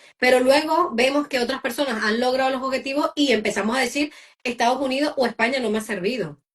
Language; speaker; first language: Spanish; native; Spanish